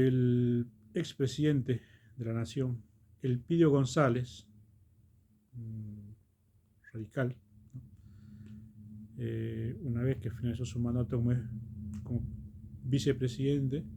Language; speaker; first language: Spanish; native; Spanish